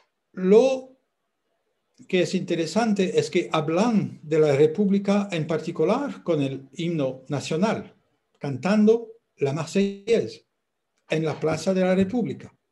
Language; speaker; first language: Spanish; non-native, fluent; French